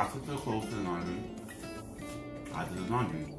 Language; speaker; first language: English; native; English